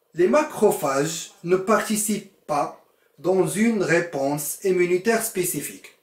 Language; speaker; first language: French; non-native, local second language; Arabic